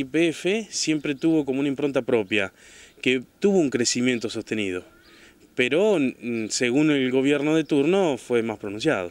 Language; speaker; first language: Spanish; native; Spanish